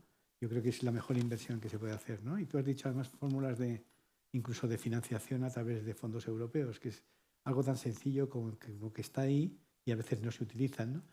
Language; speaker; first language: Spanish; native; Spanish